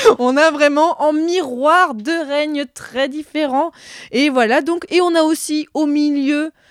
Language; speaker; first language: French; native; French